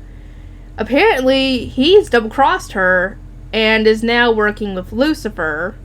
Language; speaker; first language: English; native; English